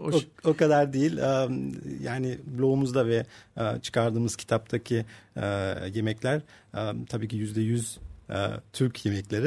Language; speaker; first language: Turkish; early bilingual, heritage; Turkish